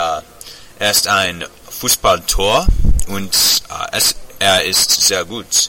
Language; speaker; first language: German; non-native, learner; English